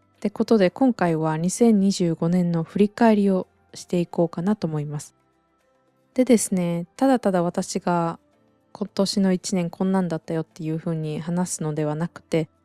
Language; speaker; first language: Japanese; native; Japanese